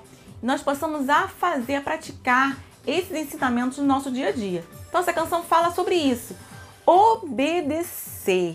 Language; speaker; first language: Portuguese; native; Portuguese